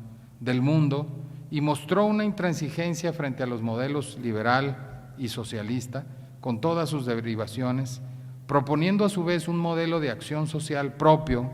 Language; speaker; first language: Spanish; native; Spanish